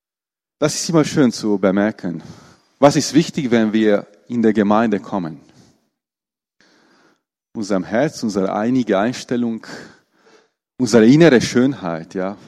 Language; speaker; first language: German; non-native, fluent; Romanian